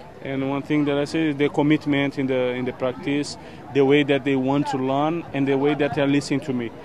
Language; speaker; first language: English; non-native, fluent; Portuguese